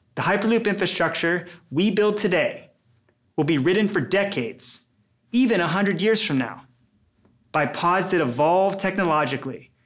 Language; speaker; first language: English; native; English